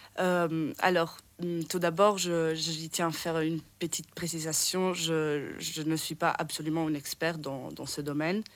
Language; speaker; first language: French; non-native, fluent; Italian